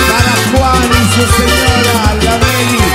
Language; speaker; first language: Spanish; native; Spanish